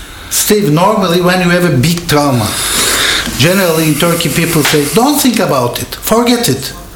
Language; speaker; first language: English; non-native, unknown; Turkish